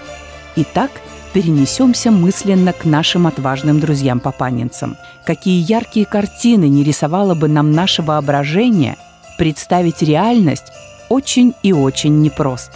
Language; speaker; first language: Russian; native; Russian